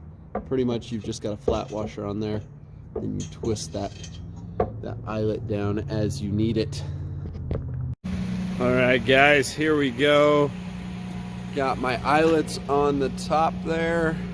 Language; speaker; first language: English; native; English